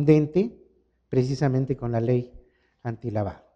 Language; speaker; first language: Spanish; native; Spanish